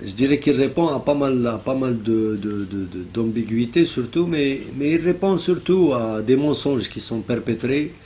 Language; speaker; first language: French; non-native, local second language; Arabic